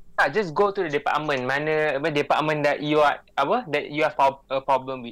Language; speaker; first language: English; non-native, local second language; Malay